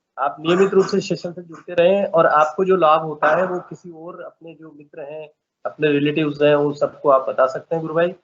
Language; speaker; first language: Hindi; native; Hindi